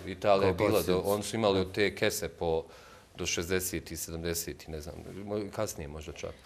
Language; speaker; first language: Bosnian; native; Bosnian